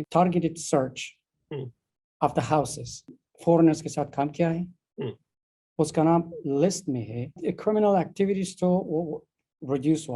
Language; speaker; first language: Hindi; non-native, learner; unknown